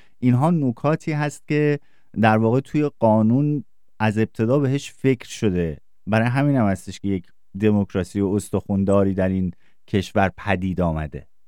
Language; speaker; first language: Persian; native; Persian